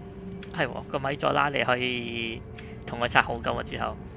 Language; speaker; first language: Chinese; native; Chinese